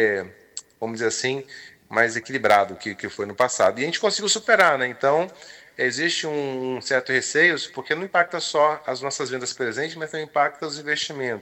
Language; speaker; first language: Portuguese; native; Portuguese